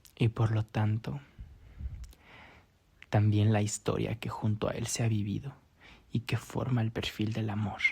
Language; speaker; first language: Spanish; native; Spanish